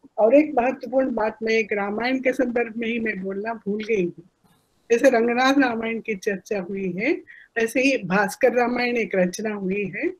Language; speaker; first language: Hindi; non-native, local second language; Telugu